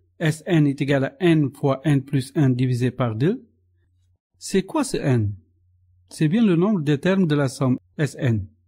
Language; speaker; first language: French; non-native, local second language; Arabic